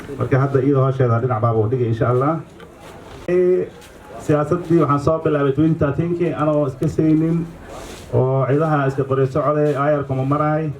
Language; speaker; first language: Somali; native; Somali